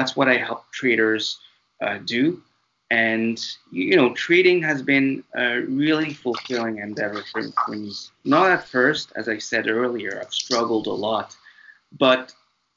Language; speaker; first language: English; non-native, fluent; French